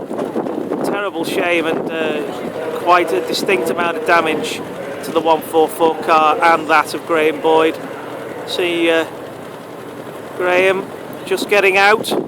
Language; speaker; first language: English; native; English